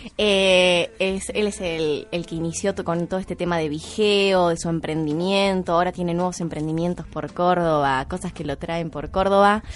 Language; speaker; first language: Spanish; native; Spanish